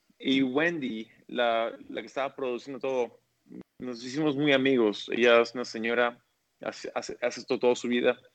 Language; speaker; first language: Spanish; early bilingual, other home language; English